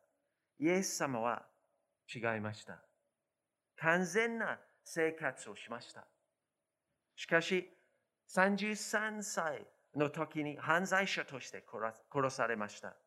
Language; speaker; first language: Japanese; non-native, fluent; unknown